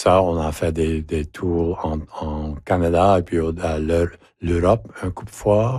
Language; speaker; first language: French; non-native, local second language; English